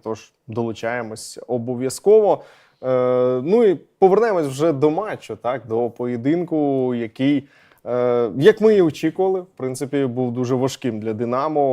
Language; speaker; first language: Ukrainian; native; Ukrainian